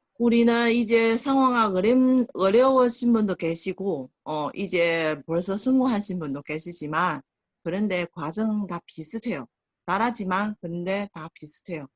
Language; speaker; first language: Korean; non-native, learner; Chinese